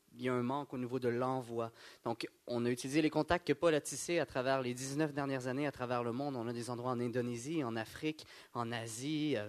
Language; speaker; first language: French; native; French